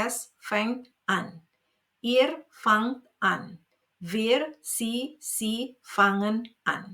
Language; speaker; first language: German; non-native, fluent; Indonesian